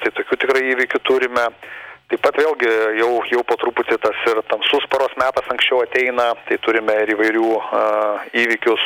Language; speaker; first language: Lithuanian; native; Lithuanian